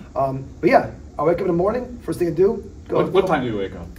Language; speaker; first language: English; early bilingual, other home language; Polish